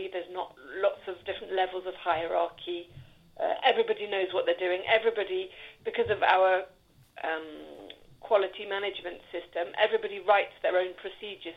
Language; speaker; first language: English; native; English